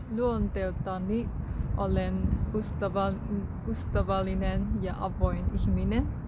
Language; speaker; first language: Finnish; non-native, learner; Burmese